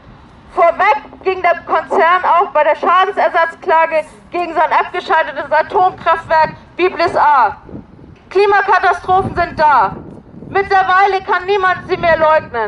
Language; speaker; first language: German; native; German